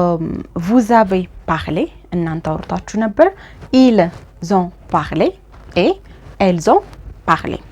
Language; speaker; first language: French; non-native, fluent; Amharic